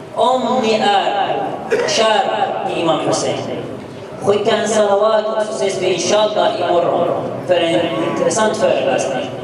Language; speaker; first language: Swedish; early bilingual, other home language; Arabic